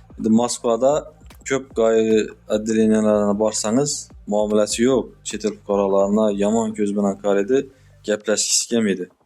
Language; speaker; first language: Uzbek; native; Uzbek